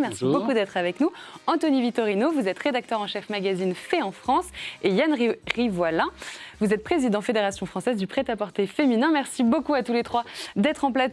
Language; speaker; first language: French; native; French